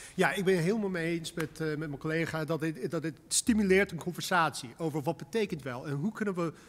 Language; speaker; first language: Dutch; non-native, fluent; English